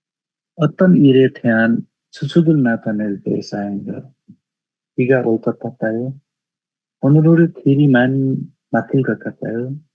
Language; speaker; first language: Korean; non-native, learner; Nepali